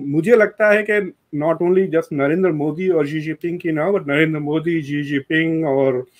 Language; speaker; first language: Hindi; non-native, local second language; Urdu